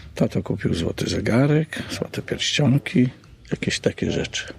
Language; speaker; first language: Polish; native; Polish